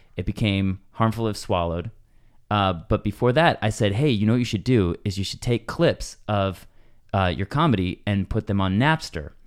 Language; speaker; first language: English; native; English